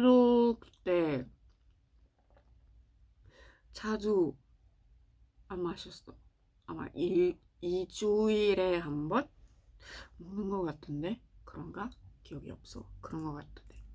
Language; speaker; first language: Korean; non-native, learner; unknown